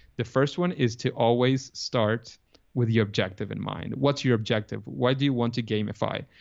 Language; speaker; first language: English; non-native, fluent; Spanish